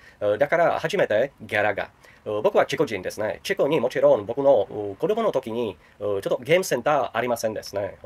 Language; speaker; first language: Japanese; non-native, learner; Czech